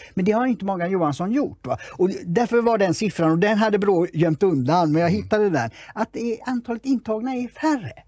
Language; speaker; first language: Swedish; native; Swedish